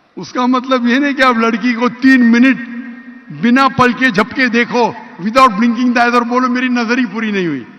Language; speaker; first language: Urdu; non-native, local second language; Konkani